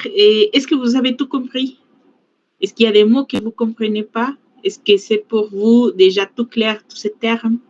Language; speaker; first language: French; non-native, fluent; Spanish